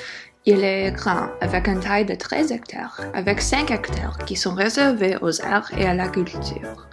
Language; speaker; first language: French; non-native, learner; English